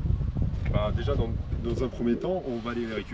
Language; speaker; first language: French; native; French